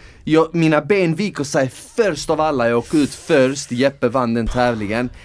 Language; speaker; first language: Swedish; native; Swedish